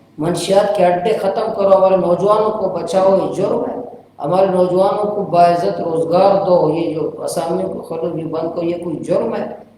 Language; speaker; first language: Urdu; non-native, local second language; Baluchi